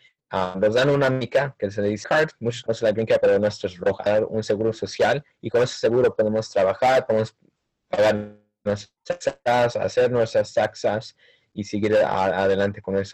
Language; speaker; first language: Spanish; early bilingual, heritage; Spanish